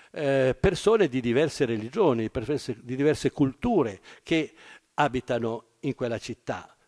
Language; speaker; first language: Italian; native; Italian